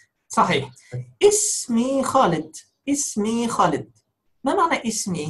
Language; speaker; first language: Arabic; native; Arabic